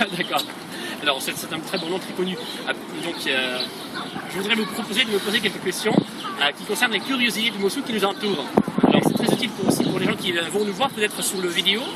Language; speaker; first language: French; non-native, fluent; Russian